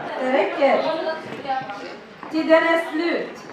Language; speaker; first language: Swedish; non-native, learner; Swahili